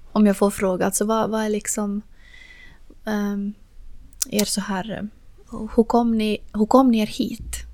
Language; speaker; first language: Swedish; native; Swedish